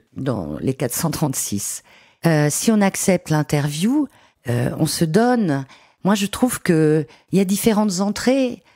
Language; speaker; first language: French; native; French